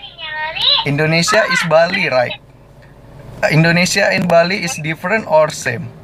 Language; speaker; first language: English; non-native, learner; Indonesian